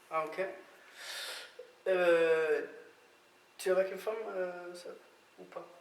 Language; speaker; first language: French; non-native, learner; Norwegian